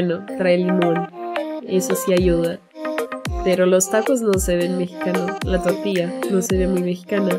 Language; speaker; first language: Spanish; non-native, fluent; Portuguese